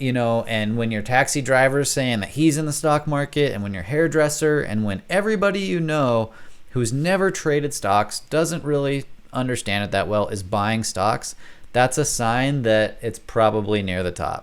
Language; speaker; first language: English; native; English